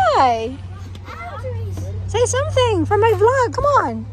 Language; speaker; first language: English; non-native, local second language; Cebuano